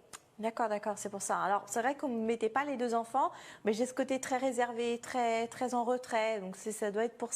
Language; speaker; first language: French; native; French